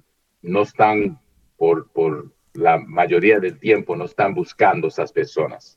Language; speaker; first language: Spanish; early bilingual, heritage; Spanish